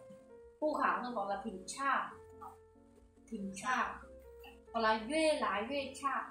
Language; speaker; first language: Chinese; non-native, fluent; Vietnamese